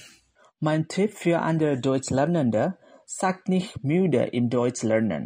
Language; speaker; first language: German; non-native, fluent; Indonesian